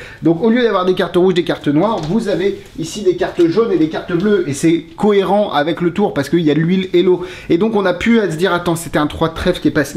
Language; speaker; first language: French; native; French